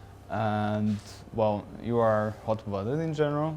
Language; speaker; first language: English; non-native, fluent; Portuguese